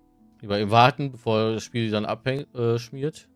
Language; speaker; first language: German; native; German